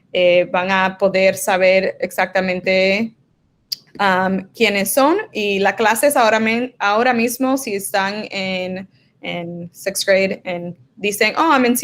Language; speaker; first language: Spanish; early bilingual, other home language; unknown